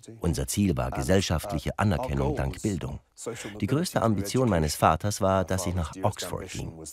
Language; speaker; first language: German; non-native, fluent; English